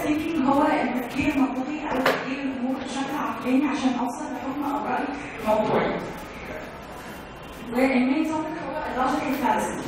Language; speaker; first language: Arabic; native; Arabic